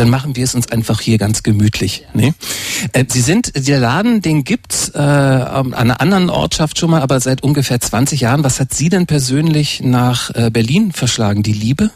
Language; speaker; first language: German; native; German